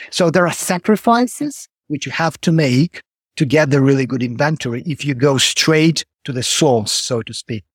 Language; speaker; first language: English; non-native, fluent; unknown